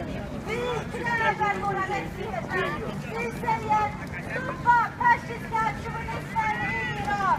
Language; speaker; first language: Swedish; non-native, fluent; Azerbaijani